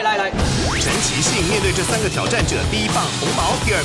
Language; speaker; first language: Chinese; native; Chinese